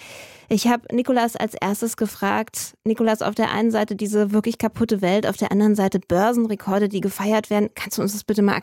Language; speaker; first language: German; native; German